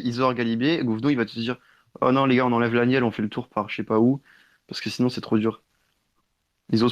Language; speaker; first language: French; native; French